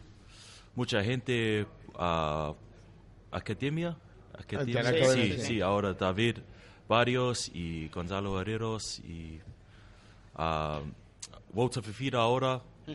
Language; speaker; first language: Spanish; non-native, learner; Tongan